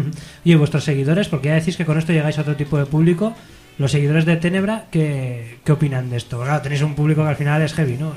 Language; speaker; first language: Spanish; native; Spanish